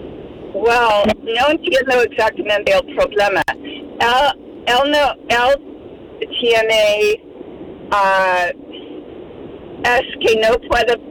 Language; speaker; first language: Spanish; non-native, fluent; English